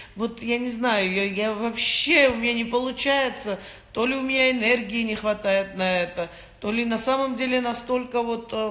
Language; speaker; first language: Russian; non-native, local second language; Georgian